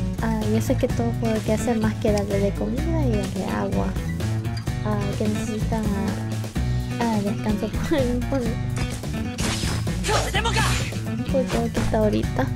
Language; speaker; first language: Spanish; early bilingual, heritage; English